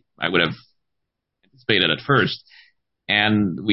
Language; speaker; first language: English; native; English